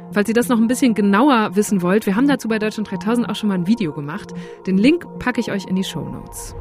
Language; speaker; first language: German; native; German